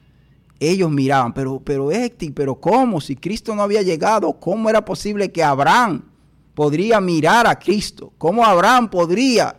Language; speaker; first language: Spanish; native; Spanish